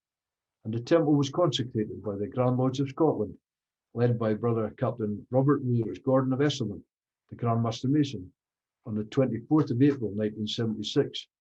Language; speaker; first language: English; native; English